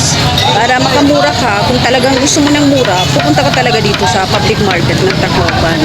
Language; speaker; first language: Filipino; non-native, local second language; Waray